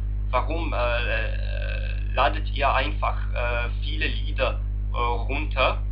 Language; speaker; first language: German; non-native, learner; Arabic